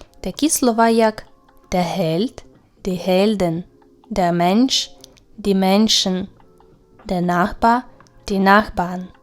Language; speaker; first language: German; non-native, fluent; Ukrainian